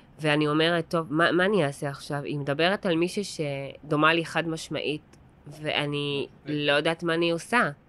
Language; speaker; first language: Hebrew; non-native, local second language; Arabic